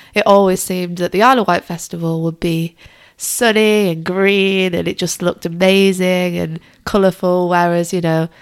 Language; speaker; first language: English; native; English